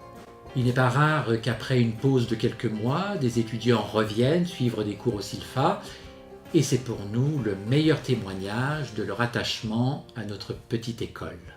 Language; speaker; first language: French; native; French